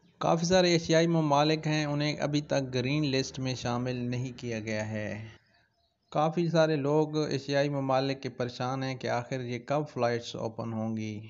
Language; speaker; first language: Urdu; non-native, local second language; Punjabi